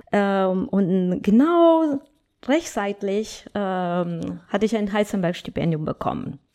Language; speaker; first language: German; non-native, fluent; Spanish